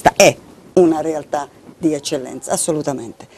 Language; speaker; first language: Italian; native; Italian